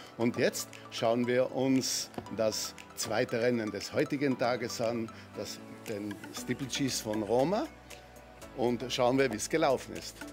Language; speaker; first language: German; native; German